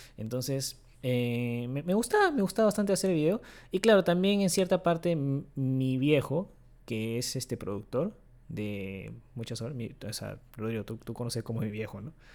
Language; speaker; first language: Spanish; early bilingual, other home language; Japanese